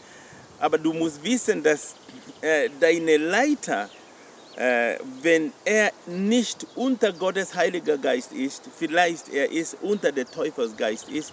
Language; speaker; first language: German; non-native, learner; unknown